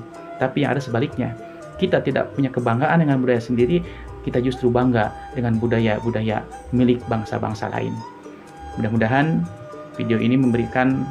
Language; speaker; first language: Indonesian; non-native, local second language; Sundanese